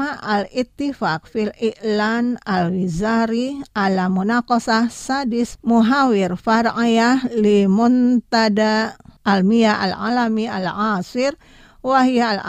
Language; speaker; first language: Arabic; non-native, fluent; Indonesian